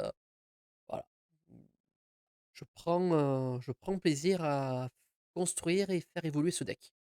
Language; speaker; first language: French; native; French